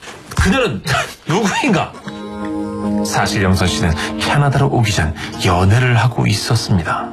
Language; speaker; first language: Korean; native; Korean